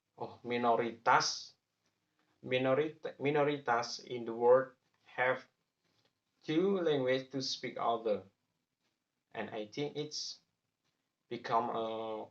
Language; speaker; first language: English; non-native, learner; Javanese